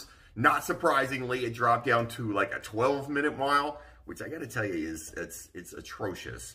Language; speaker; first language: English; native; English